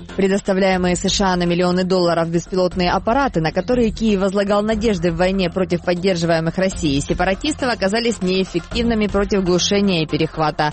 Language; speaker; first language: Russian; native; Russian